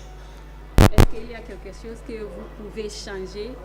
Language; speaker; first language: French; non-native, learner; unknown